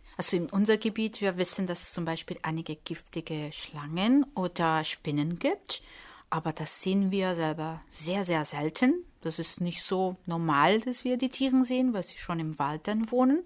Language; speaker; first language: German; non-native, fluent; Portuguese